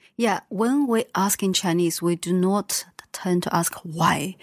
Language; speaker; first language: English; non-native, fluent; Chinese